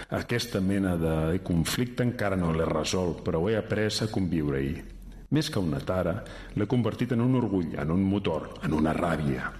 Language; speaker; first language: Catalan; early bilingual, other home language; Riffian